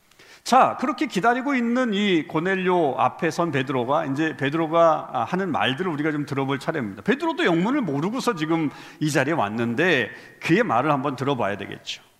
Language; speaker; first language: Korean; native; Korean